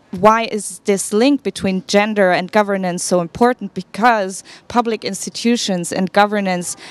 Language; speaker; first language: English; non-native, fluent; German